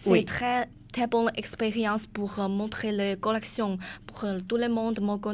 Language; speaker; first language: French; non-native, learner; Chinese